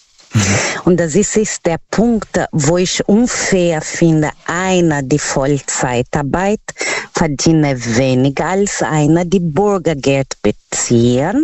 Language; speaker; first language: German; non-native, learner; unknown